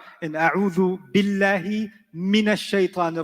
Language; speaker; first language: Arabic; non-native, fluent; English